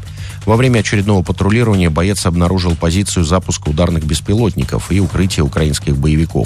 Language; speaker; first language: Russian; native; Russian